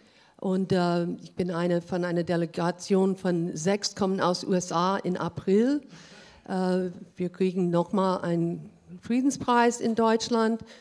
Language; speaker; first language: German; early bilingual, heritage; German